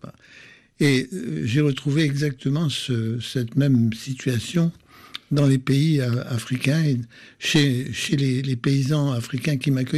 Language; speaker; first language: French; native; French